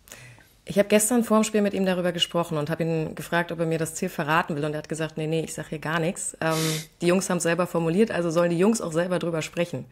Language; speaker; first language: German; native; German